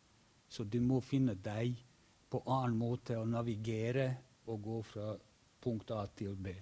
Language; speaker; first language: Norwegian; non-native, fluent; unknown